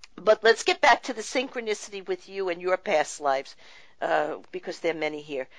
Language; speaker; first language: English; early bilingual, other home language; Russian